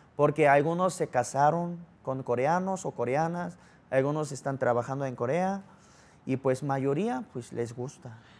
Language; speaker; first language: Spanish; early bilingual, other home language; Korean